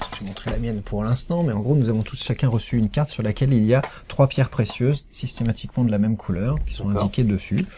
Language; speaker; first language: French; native; French